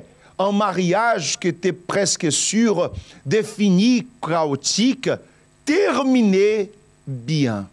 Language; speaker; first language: French; non-native, fluent; Portuguese